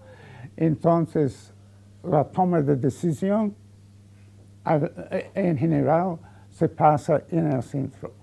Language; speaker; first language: Spanish; non-native, fluent; English